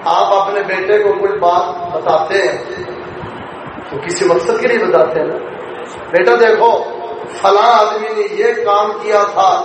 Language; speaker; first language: Urdu; non-native, local second language; Punjabi